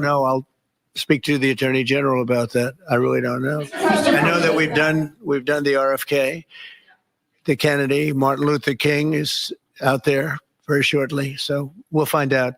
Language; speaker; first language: English; native; English